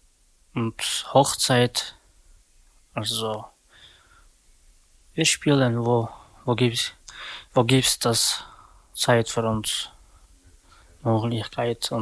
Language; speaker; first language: German; non-native, learner; Slovak